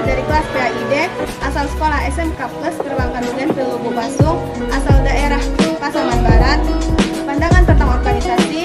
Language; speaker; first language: Indonesian; non-native, local second language; Minangkabau